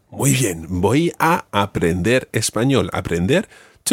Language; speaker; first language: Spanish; non-native, fluent; English